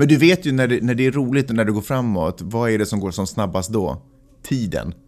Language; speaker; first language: Swedish; native; Swedish